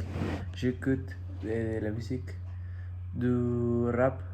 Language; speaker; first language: French; non-native, fluent; Spanish